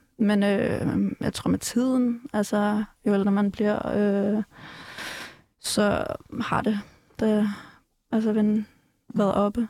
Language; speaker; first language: Danish; early bilingual, other home language; Kurdish